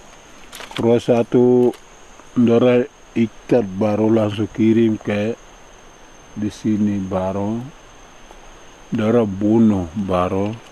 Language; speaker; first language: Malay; non-native, local second language; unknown